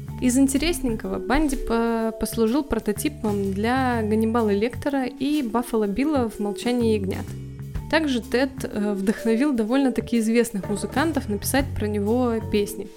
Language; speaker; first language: Russian; native; Russian